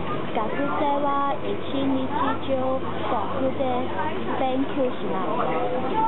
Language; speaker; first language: Japanese; non-native, learner; Cantonese